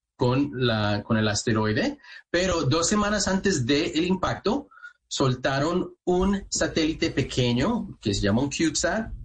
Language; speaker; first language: Spanish; native; Spanish